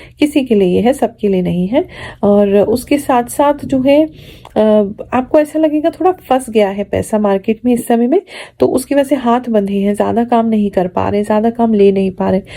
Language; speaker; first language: Hindi; native; Hindi